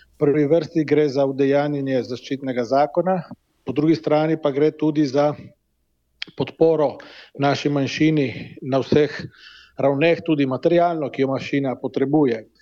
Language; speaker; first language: Slovenian; native; Slovenian